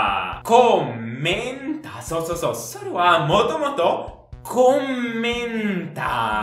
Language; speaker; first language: Japanese; non-native, fluent; Italian